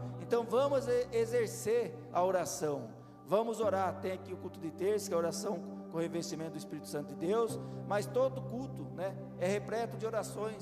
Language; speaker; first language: Portuguese; native; Portuguese